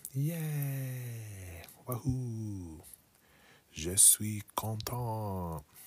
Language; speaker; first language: French; non-native, learner; English